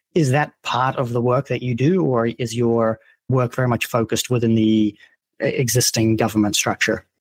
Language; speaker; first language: English; non-native, fluent; Dutch